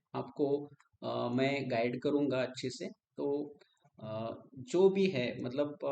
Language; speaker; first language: Hindi; non-native, local second language; Marathi